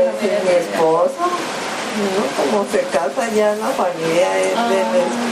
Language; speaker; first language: Spanish; early bilingual, other home language; Japanese